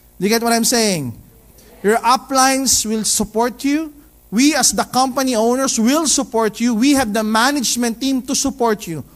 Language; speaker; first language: English; non-native, local second language; Filipino